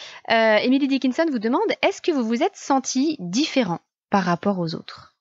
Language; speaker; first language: French; native; French